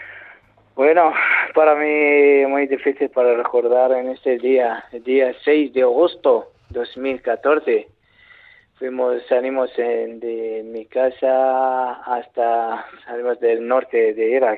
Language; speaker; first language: Spanish; non-native, learner; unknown